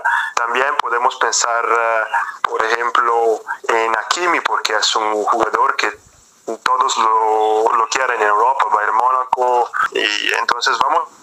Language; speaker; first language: Spanish; non-native, fluent; Italian